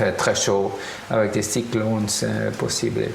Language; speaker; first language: French; non-native, fluent; German